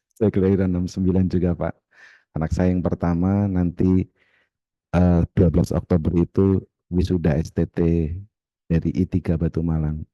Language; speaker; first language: Indonesian; native; Indonesian